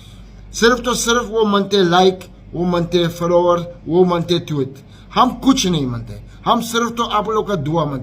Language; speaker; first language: Hindi; non-native, learner; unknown